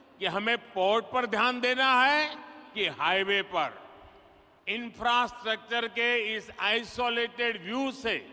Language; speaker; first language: Hindi; non-native, local second language; Gujarati